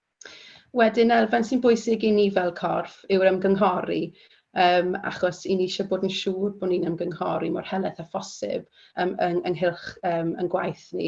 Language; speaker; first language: Welsh; native; Welsh